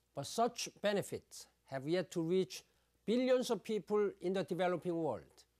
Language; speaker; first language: English; non-native, fluent; Korean